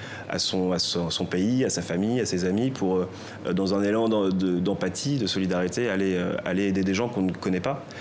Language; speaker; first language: French; native; French